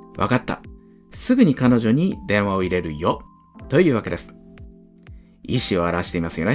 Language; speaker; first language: Japanese; native; Japanese